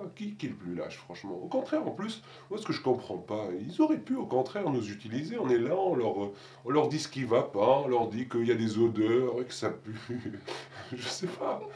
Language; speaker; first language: French; non-native, local second language; Arabic